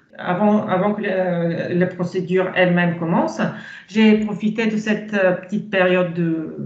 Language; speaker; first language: French; non-native, fluent; Bulgarian